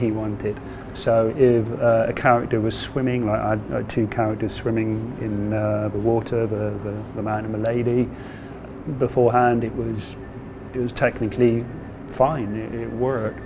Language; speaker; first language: English; native; English